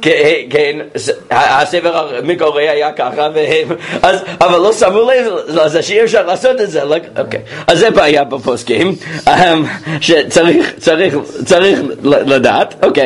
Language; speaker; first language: Hebrew; non-native, fluent; English